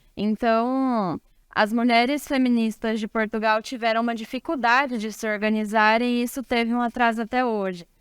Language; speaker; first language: Portuguese; native; Portuguese